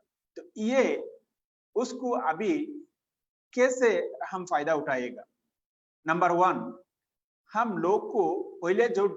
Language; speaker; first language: Hindi; non-native, fluent; Bangla